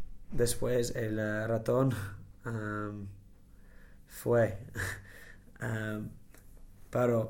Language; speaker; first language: Spanish; non-native, learner; English